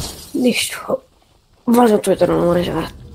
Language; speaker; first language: Bulgarian; native; Bulgarian